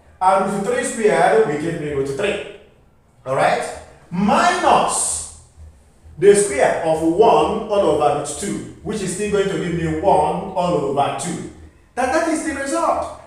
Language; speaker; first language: English; non-native, local second language; Igbo